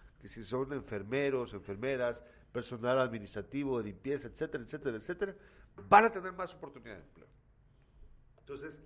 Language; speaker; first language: Spanish; native; Spanish